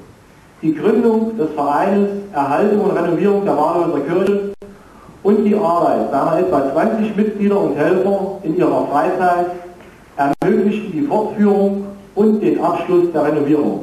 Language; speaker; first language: German; native; German